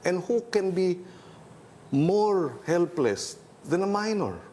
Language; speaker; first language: English; non-native, local second language; Filipino